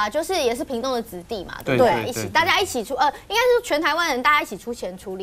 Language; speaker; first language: Chinese; native; Chinese